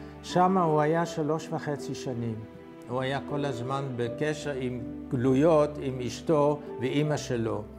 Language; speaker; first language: Hebrew; non-native, fluent; Dutch